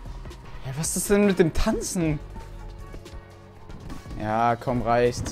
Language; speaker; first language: German; native; German